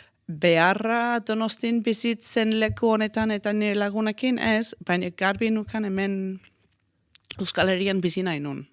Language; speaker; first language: Basque; non-native, fluent; Danish